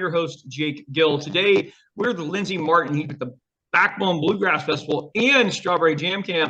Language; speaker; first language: English; native; English